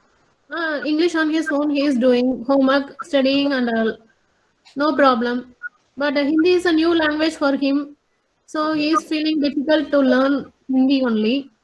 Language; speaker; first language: English; non-native, local second language; Tamil